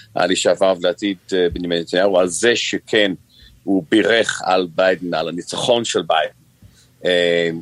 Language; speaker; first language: Hebrew; non-native, fluent; English